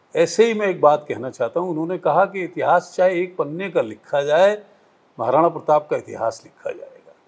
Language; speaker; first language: Hindi; native; Hindi